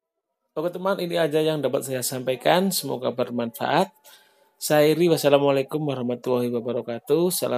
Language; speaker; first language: Indonesian; native; Indonesian